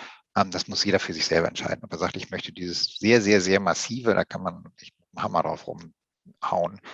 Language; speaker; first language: German; native; German